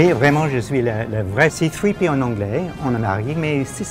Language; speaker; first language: French; non-native, fluent; English